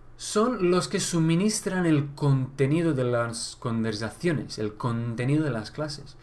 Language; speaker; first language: Spanish; non-native, fluent; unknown